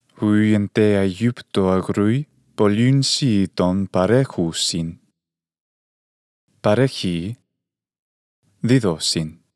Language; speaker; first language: Greek; non-native, fluent; English